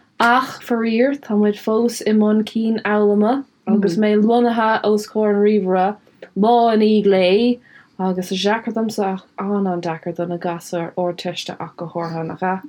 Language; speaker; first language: Irish; non-native, local second language; English